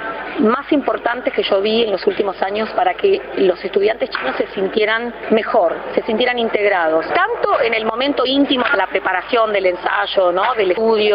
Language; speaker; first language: Spanish; native; Spanish